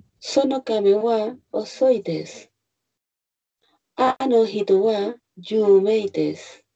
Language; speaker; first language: Japanese; non-native, learner; Spanish